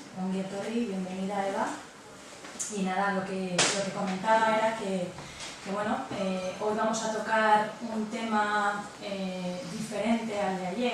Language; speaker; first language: Spanish; non-native, local second language; Basque